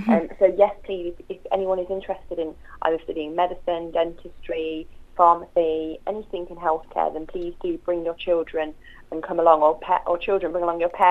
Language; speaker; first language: English; native; English